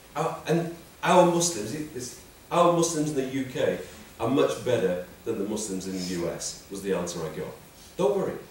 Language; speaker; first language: English; native; English